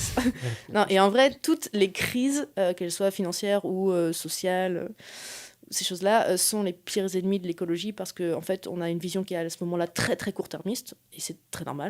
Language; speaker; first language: French; native; French